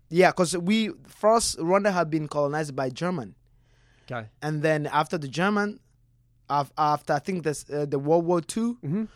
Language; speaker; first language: English; non-native, learner; Kinyarwanda